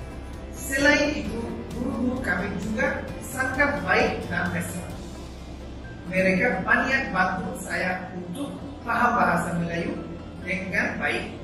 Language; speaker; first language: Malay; non-native, learner; Bangla